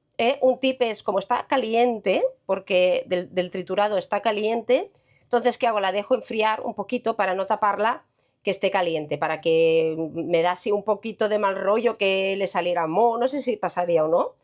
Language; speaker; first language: Spanish; native; Spanish